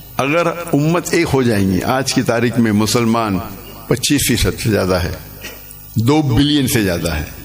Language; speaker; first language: Urdu; non-native, local second language; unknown